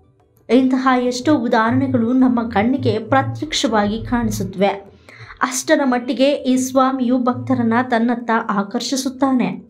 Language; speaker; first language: Kannada; native; Kannada